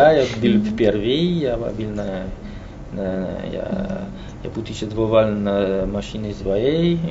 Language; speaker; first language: Russian; non-native, learner; French